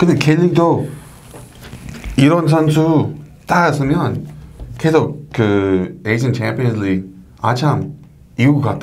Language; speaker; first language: Korean; non-native, learner; English